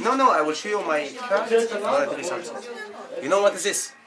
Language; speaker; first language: English; non-native, learner; Arabic